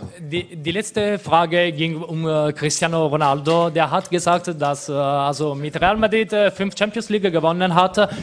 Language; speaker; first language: German; non-native, fluent; Italian